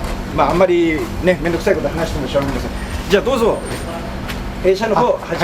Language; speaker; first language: Japanese; native; Japanese